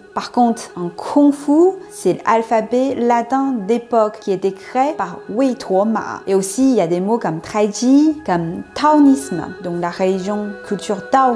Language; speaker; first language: French; non-native, learner; Chinese